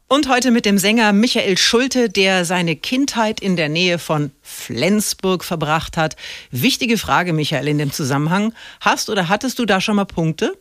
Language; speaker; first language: German; native; German